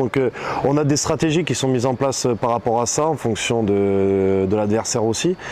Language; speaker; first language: French; native; French